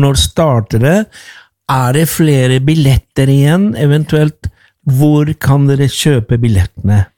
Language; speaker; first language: Norwegian; non-native, fluent; Spanish